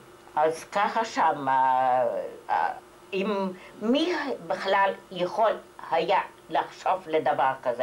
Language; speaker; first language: Hebrew; non-native, fluent; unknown